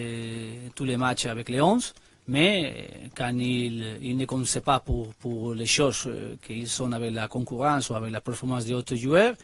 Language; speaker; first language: French; non-native, learner; Spanish